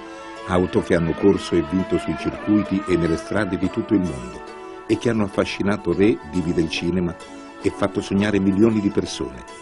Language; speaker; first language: Italian; native; Italian